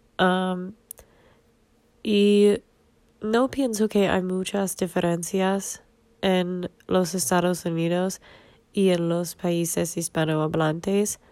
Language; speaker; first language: Spanish; non-native, learner; English